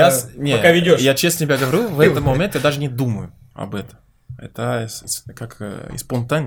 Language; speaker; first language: Russian; non-native, learner; Portuguese